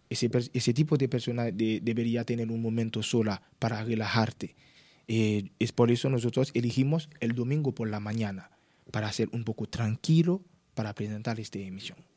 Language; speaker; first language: Spanish; non-native, learner; Haitian Creole